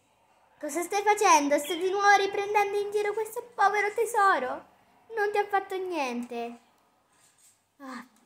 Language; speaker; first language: Italian; native; Italian